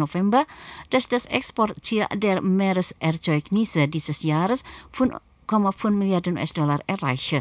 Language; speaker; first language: German; non-native, fluent; Indonesian